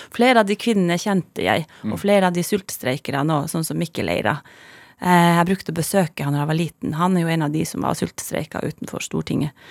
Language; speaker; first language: Norwegian; non-native, local second language; Northern Sami